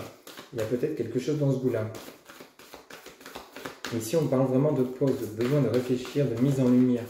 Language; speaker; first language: French; native; French